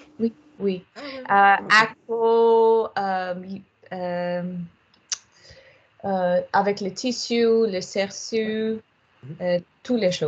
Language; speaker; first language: French; non-native, learner; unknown